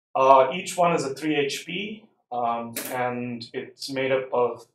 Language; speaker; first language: English; non-native, local second language; Tamil